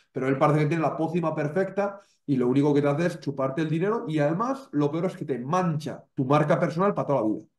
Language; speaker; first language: Spanish; native; Spanish